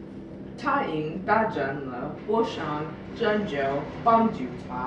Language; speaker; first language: Chinese; non-native, learner; English